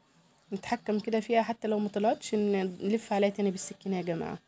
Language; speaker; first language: Arabic; native; Arabic